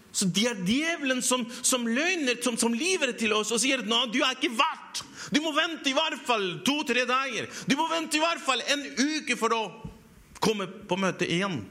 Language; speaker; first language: Norwegian; non-native, fluent; Spanish